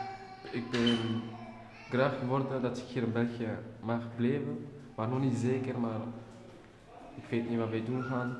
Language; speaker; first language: Dutch; early bilingual, other home language; Albanian